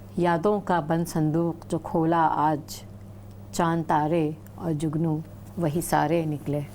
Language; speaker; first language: Urdu; native; Urdu